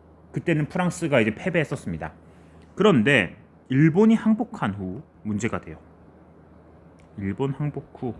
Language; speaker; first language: Korean; native; Korean